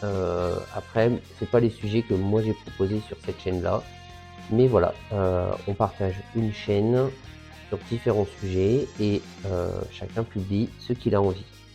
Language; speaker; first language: French; native; French